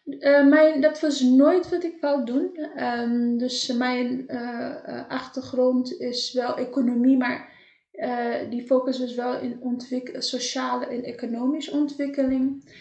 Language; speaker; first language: Dutch; non-native, fluent; Kabuverdianu